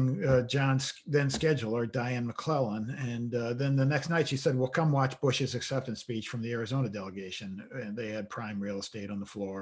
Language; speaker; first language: English; native; English